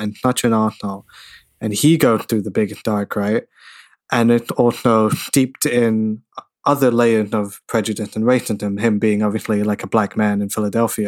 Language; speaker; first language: English; native; English